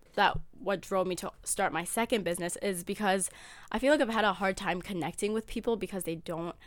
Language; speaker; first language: English; early bilingual, other home language; Amharic